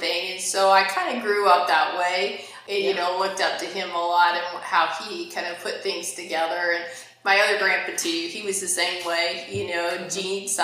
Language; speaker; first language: English; native; English